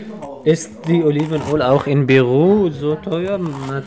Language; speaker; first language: German; non-native, learner; Arabic